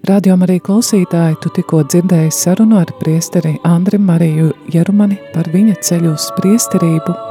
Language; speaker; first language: Latvian; native; Latvian